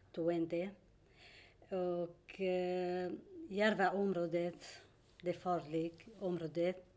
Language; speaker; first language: Swedish; non-native, learner; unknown